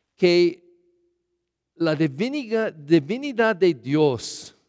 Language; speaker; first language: Spanish; non-native, learner; English